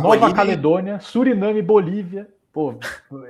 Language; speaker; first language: Portuguese; native; Portuguese